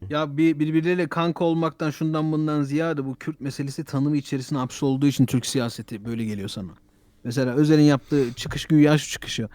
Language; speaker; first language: Turkish; early bilingual, heritage; Turkish